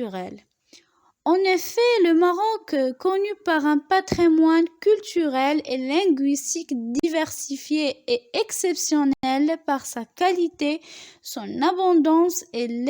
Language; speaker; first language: French; non-native, local second language; Arabic